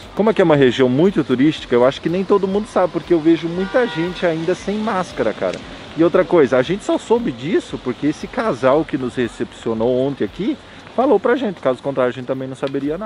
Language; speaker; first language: Portuguese; native; Portuguese